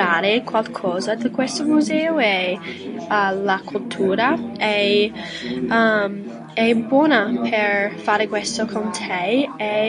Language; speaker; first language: Italian; non-native, learner; English